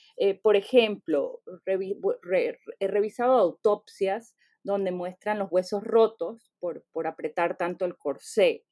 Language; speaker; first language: Spanish; native; Spanish